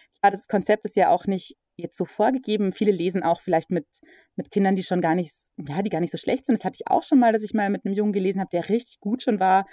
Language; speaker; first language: German; early bilingual, other home language; English